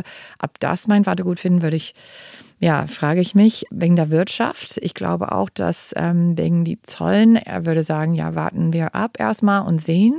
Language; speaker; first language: German; non-native, fluent; English